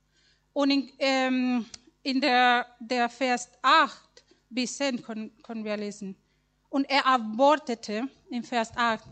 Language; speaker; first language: German; non-native, learner; Spanish